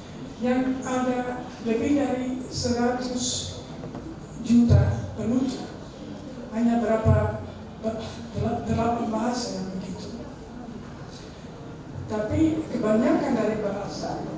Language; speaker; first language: Indonesian; non-native, fluent; Dutch